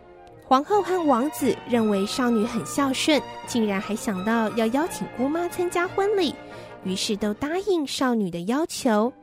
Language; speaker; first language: Chinese; native; Chinese